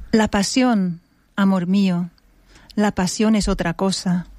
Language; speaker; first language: Spanish; non-native, fluent; German